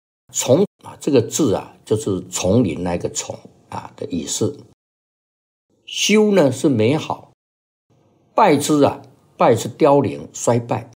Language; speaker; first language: Chinese; native; Chinese